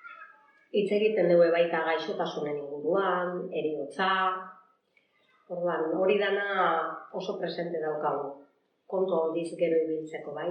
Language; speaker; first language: Basque; native; Basque